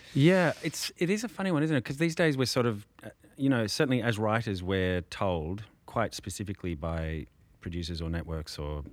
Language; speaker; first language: English; native; English